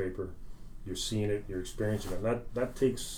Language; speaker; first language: English; native; English